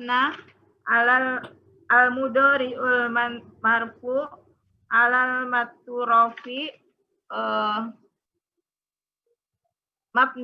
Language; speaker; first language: Arabic; non-native, learner; Indonesian